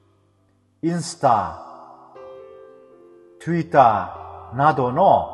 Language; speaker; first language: Japanese; non-native, fluent; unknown